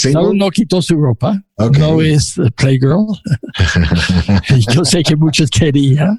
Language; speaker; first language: Spanish; non-native, fluent; English